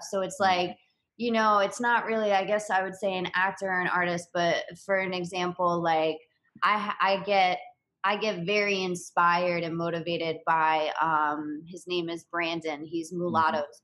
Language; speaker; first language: English; native; English